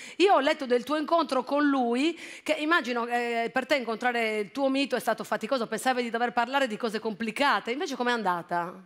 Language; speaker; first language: Italian; native; Italian